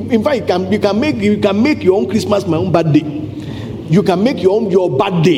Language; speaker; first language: English; non-native, local second language; Yoruba